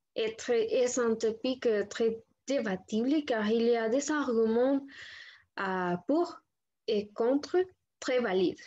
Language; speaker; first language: French; non-native, learner; Spanish